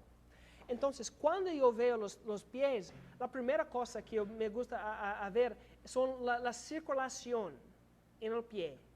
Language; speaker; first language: Spanish; non-native, learner; English